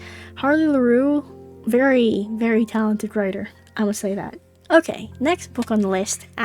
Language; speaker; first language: English; native; English